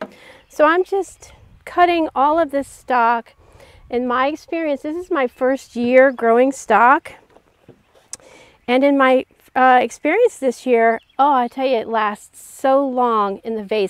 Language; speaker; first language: English; native; English